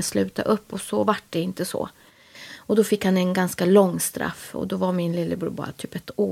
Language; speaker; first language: Swedish; early bilingual, other home language; Spanish